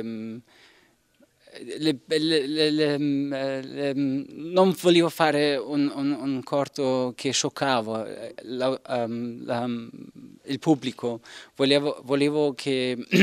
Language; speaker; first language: Italian; non-native, learner; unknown